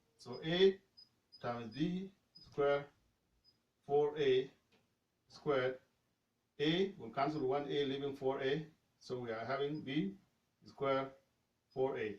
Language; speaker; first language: English; non-native, fluent; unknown